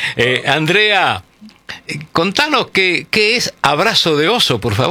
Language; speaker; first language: Spanish; native; Spanish